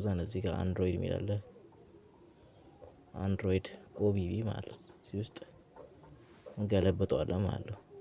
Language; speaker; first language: Amharic; native; Amharic